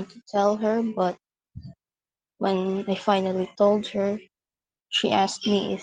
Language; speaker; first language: English; non-native, local second language; Filipino